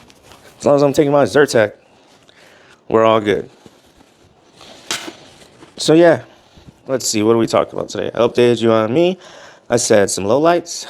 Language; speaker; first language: English; native; English